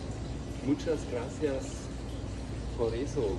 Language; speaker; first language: Spanish; non-native, learner; German